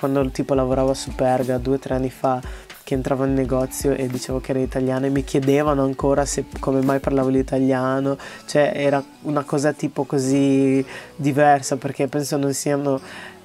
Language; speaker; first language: Italian; early bilingual, other home language; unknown